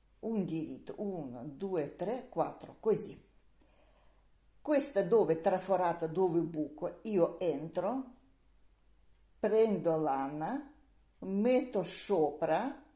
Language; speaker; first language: Italian; non-native, learner; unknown